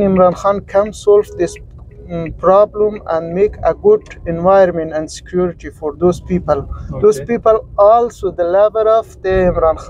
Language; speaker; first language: English; non-native, learner; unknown